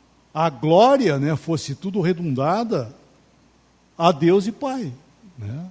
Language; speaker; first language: Portuguese; native; Portuguese